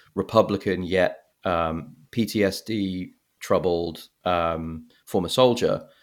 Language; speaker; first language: English; native; English